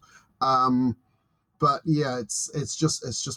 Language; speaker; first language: English; native; English